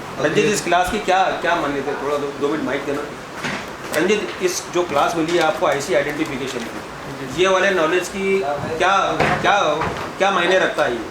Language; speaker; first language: Hindi; native; Hindi